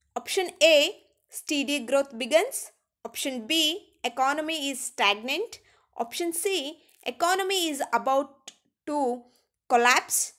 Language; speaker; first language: English; non-native, local second language; Kannada